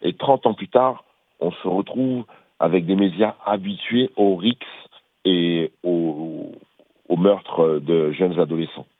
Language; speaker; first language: French; early bilingual, other home language; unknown